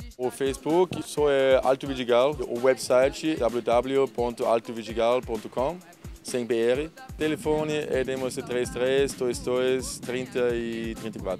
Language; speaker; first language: Portuguese; non-native, fluent; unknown